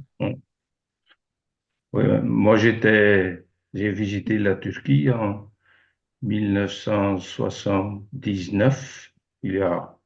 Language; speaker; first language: French; non-native, fluent; Dutch